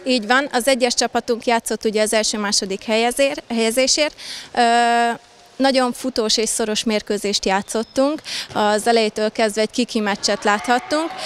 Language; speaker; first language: Hungarian; native; Hungarian